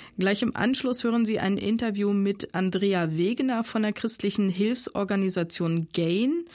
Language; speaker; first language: German; native; German